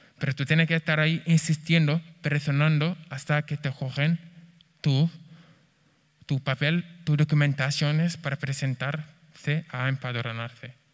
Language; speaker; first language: Spanish; non-native, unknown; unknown